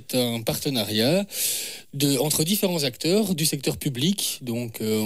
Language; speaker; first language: French; native; French